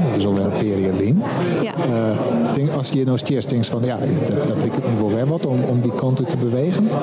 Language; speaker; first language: Dutch; non-native, local second language; Western Frisian